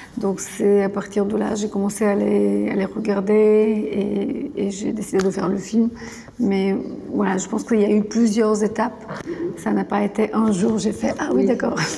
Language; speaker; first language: French; non-native, fluent; Bulgarian